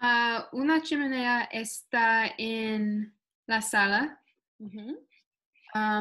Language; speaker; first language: Spanish; non-native, learner; English